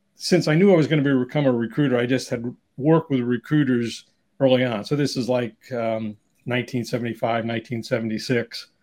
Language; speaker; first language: English; native; English